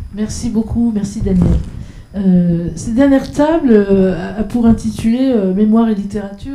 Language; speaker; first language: French; native; French